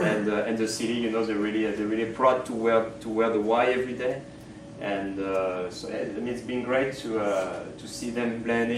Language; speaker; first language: English; non-native, fluent; French